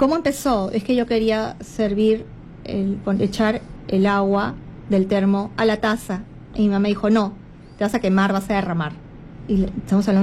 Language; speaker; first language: Spanish; native; Spanish